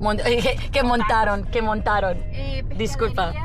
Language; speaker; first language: Spanish; early bilingual, heritage; English